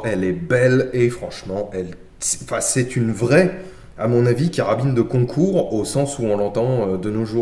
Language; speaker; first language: French; native; French